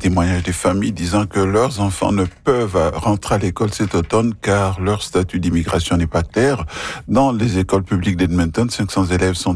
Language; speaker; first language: French; non-native, local second language; Swahili